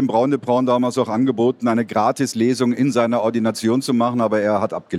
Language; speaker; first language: German; native; German